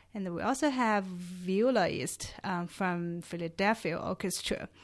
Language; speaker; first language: English; non-native, fluent; Chinese